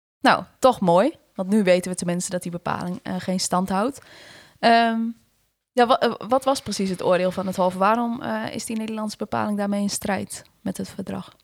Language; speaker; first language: Dutch; native; Dutch